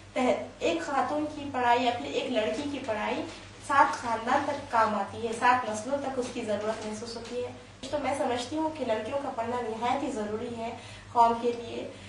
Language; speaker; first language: Urdu; native; Urdu